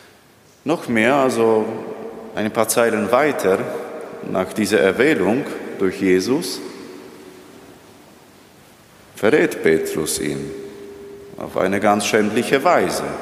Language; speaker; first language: German; non-native, fluent; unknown